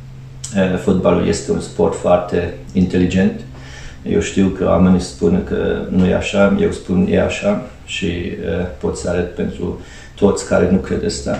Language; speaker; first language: Romanian; non-native, fluent; Hungarian